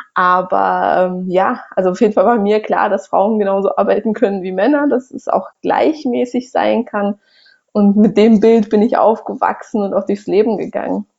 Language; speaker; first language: German; non-native, fluent; Russian